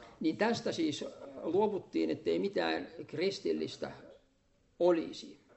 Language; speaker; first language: Finnish; native; Finnish